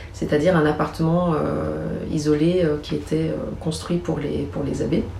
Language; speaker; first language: French; native; French